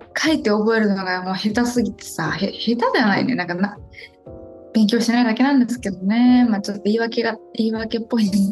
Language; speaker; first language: Japanese; non-native, local second language; Portuguese